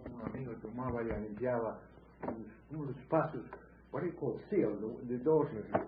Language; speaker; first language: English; non-native, fluent; Ladino